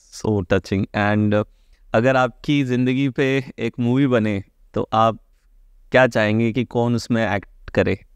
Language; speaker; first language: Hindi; native; Hindi